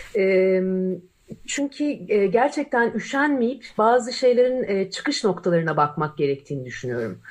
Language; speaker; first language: Turkish; native; Turkish